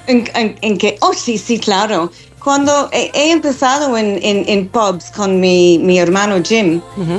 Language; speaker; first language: Spanish; non-native, learner; English